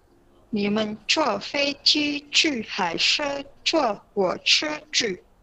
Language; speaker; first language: Chinese; non-native, learner; Indonesian